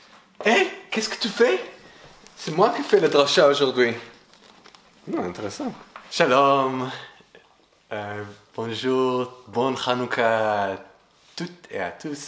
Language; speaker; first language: French; non-native, fluent; English